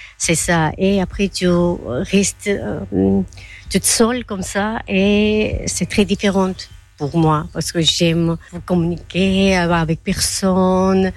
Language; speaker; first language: French; non-native, learner; Georgian